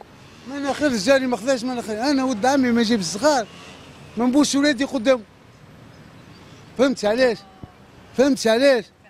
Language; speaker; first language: Arabic; native; Arabic